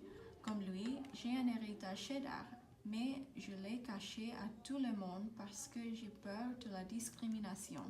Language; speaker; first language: French; non-native, learner; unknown